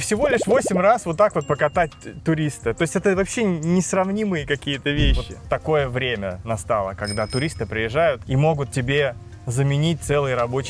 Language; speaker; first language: Russian; native; Russian